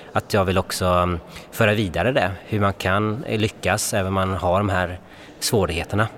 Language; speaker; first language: Swedish; early bilingual, other home language; Bangla